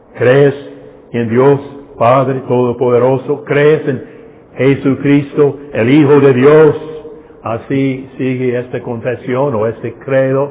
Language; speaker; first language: Spanish; non-native, fluent; English